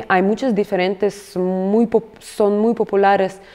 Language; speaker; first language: Spanish; non-native, fluent; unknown